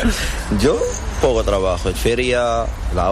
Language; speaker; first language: Spanish; non-native, learner; Arabic